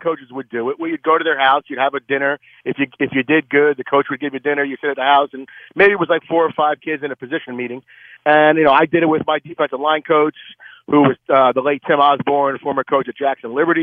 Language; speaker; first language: English; native; English